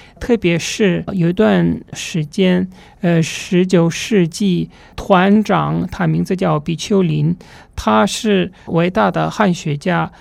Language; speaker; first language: Chinese; non-native, fluent; Russian